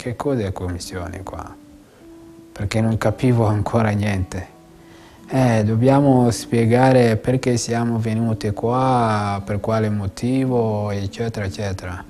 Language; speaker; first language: Italian; non-native, fluent; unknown